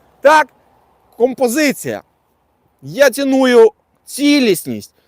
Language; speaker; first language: Ukrainian; non-native, local second language; Russian